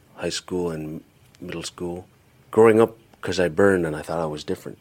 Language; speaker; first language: English; early bilingual, other home language; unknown